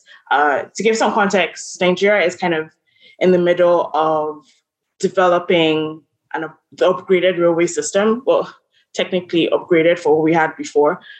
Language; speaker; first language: English; non-native, local second language; Yoruba